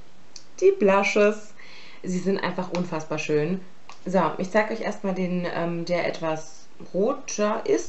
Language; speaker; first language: German; native; German